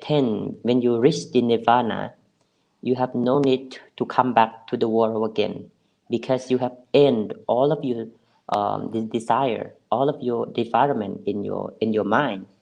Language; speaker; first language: English; non-native, fluent; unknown